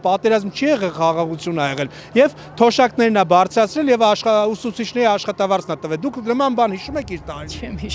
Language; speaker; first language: Armenian; native; Armenian